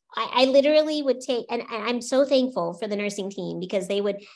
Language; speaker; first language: English; native; English